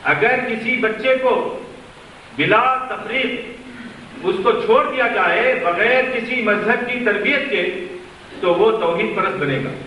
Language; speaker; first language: Urdu; native; Urdu